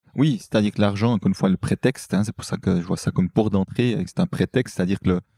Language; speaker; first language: French; native; French